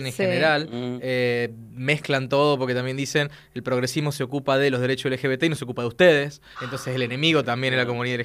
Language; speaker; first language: Spanish; native; Spanish